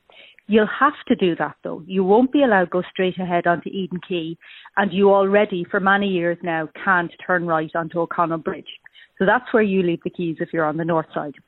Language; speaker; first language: English; native; English